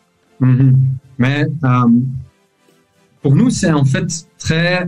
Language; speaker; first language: French; non-native, local second language; Dutch